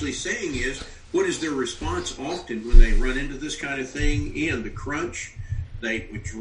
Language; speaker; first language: English; native; English